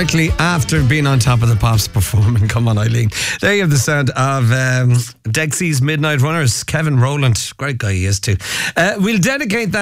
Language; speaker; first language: English; native; English